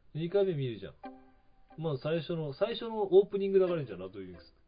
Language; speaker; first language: Japanese; native; Japanese